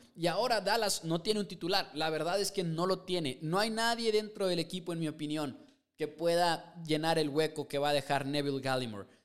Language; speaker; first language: Spanish; native; Spanish